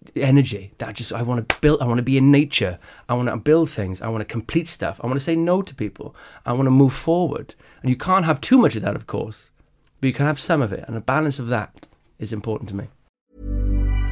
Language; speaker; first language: English; native; English